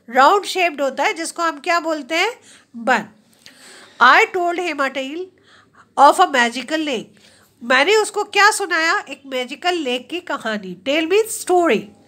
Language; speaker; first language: Hindi; native; Hindi